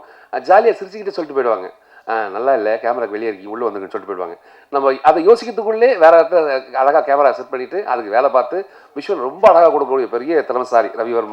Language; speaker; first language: Tamil; native; Tamil